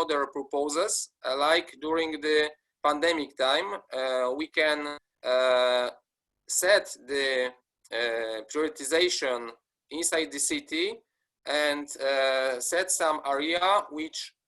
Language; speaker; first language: English; non-native, fluent; Polish